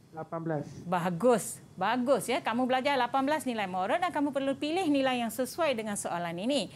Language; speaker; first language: Malay; non-native, local second language; Tamil